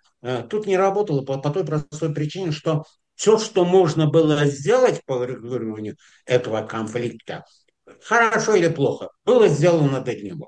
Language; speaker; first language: Russian; non-native, fluent; Azerbaijani